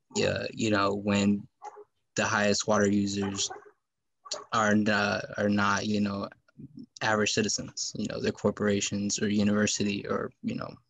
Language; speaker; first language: English; native; English